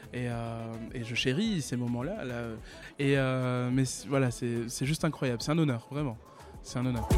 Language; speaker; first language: French; native; French